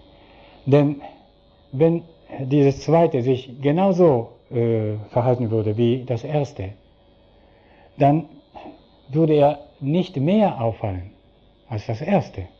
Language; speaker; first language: German; non-native, fluent; Japanese